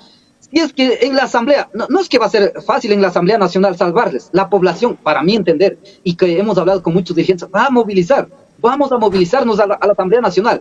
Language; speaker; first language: Spanish; native; Spanish